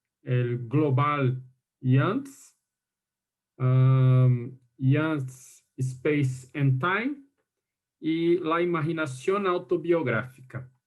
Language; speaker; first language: Spanish; non-native, fluent; Portuguese